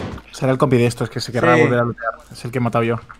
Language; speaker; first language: Spanish; native; Spanish